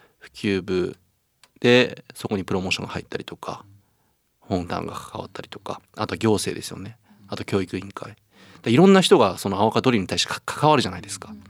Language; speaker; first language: Japanese; native; Japanese